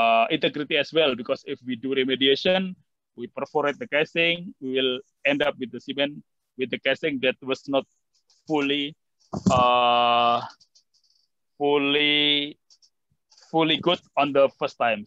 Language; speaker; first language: English; non-native, fluent; Javanese